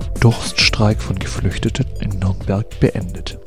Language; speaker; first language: German; native; German